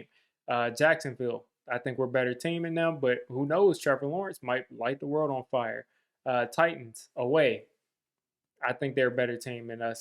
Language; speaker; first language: English; native; English